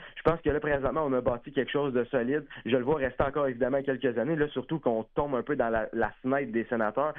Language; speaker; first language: French; native; French